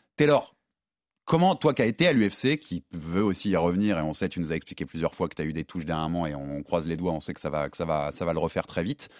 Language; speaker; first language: French; native; French